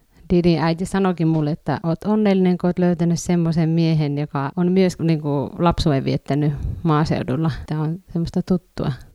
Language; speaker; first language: Finnish; native; Finnish